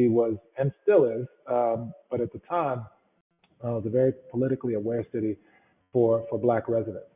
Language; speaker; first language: English; native; English